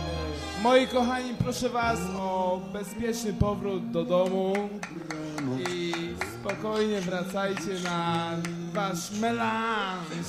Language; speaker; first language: Polish; native; Polish